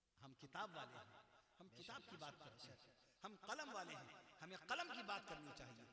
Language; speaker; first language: Urdu; native; Urdu